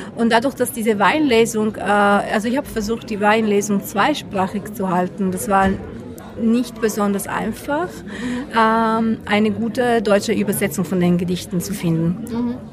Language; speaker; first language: German; non-native, fluent; Italian